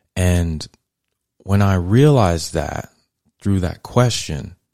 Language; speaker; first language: English; native; English